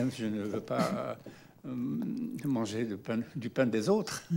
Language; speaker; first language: French; non-native, local second language; Arabic